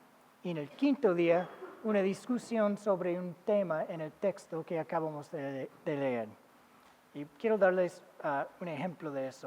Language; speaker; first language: Spanish; non-native, fluent; English